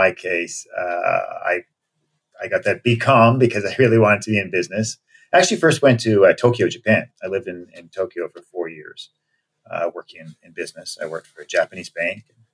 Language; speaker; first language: English; native; English